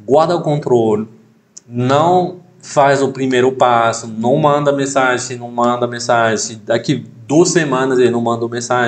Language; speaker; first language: Portuguese; non-native, fluent; French